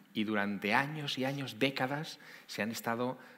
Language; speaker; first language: Spanish; native; Spanish